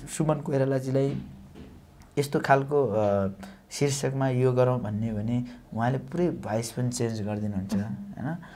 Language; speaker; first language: Nepali; non-native, local second language; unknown